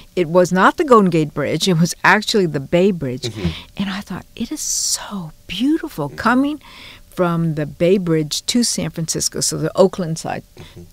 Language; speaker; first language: English; native; English